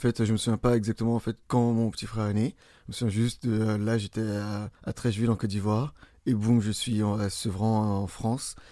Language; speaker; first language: French; early bilingual, other home language; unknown